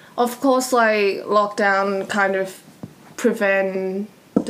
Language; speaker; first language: English; non-native, fluent; Cantonese